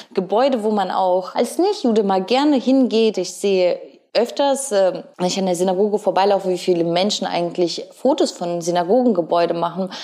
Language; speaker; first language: German; early bilingual, other home language; Ukrainian